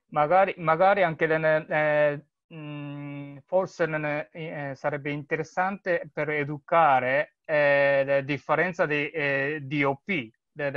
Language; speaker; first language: Italian; non-native, learner; Japanese